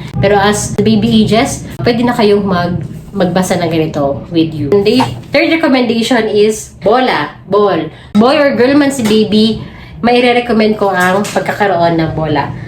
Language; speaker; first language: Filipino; non-native, local second language; Cebuano